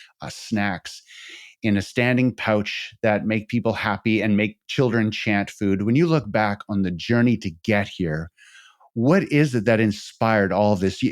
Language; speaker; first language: English; native; English